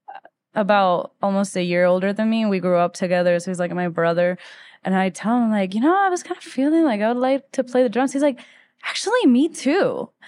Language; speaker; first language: English; early bilingual, other home language; Spanish